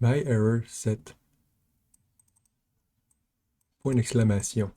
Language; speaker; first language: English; non-native, local second language; French